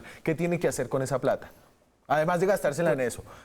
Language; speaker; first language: Spanish; native; Spanish